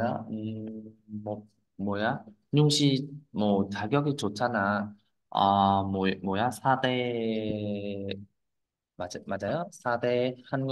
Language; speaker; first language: Korean; non-native, fluent; Vietnamese